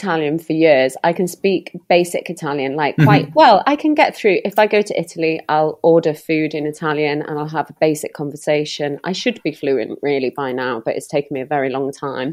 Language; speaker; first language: English; native; English